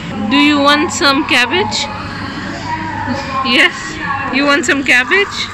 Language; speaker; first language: English; non-native, local second language; Hindi